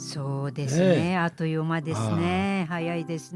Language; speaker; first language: Japanese; non-native, fluent; Filipino